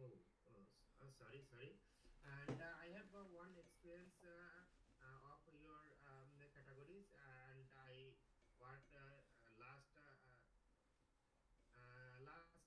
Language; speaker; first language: English; non-native, learner; Bangla